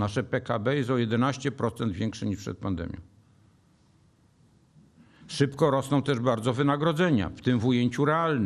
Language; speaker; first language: Polish; native; Polish